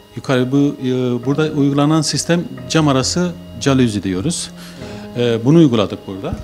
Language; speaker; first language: Turkish; native; Turkish